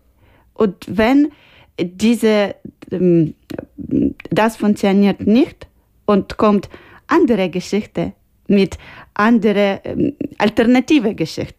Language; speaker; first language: German; non-native, learner; Ukrainian